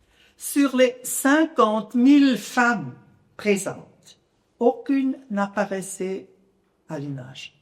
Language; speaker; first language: French; non-native, local second language; German